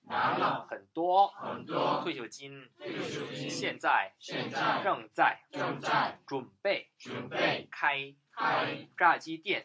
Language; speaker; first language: Chinese; non-native, fluent; Korean